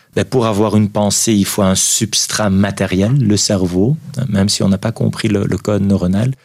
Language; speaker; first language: French; native; French